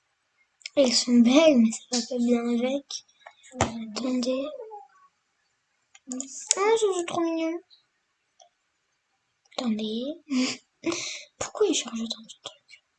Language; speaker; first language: French; native; French